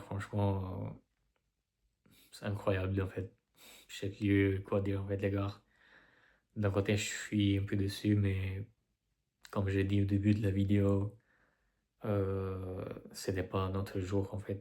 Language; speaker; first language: French; non-native, fluent; Albanian